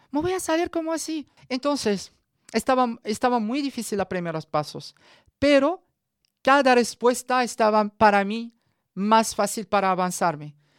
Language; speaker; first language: Spanish; non-native, learner; Arabic